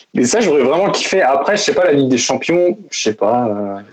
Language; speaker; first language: French; native; French